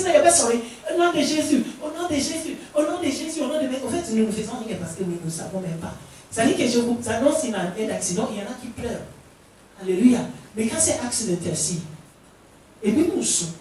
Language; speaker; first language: French; non-native, fluent; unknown